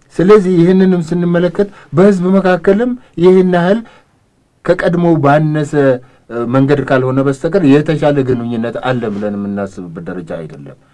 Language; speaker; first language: Amharic; non-native, local second language; Oromo